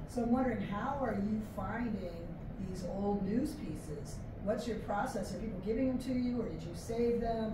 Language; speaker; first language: English; native; English